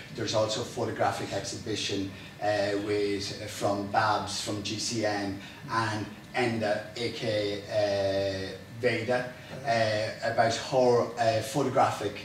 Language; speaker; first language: English; native; English